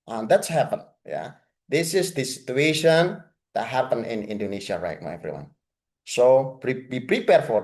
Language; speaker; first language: English; non-native, fluent; Indonesian